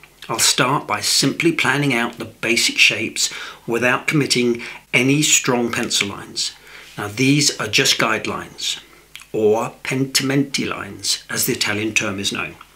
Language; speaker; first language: English; native; English